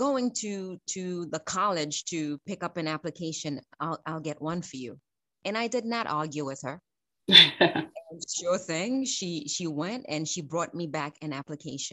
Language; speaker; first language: English; non-native, fluent; Haitian Creole